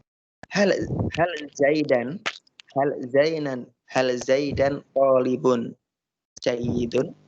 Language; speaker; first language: Arabic; non-native, fluent; Indonesian